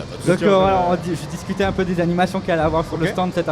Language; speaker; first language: French; native; French